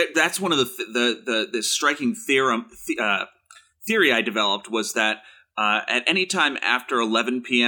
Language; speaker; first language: English; native; English